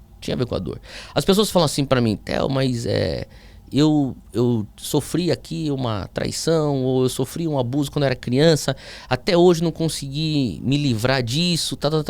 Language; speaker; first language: Portuguese; early bilingual, heritage; Portuguese